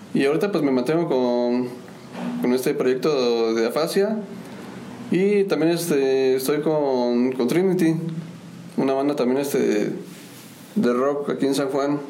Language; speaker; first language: Spanish; native; Spanish